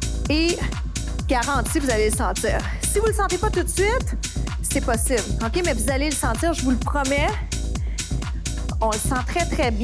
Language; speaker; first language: French; native; French